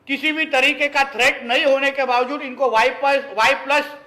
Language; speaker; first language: Hindi; non-native, local second language; Marathi